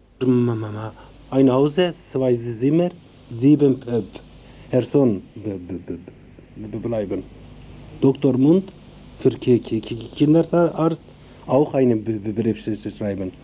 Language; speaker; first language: German; non-native, learner; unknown